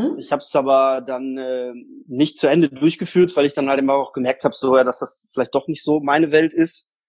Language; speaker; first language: German; early bilingual, other home language; Polish